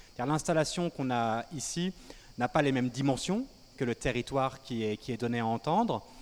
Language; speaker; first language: French; native; French